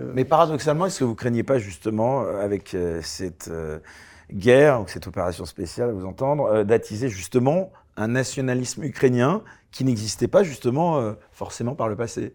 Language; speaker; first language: French; native; French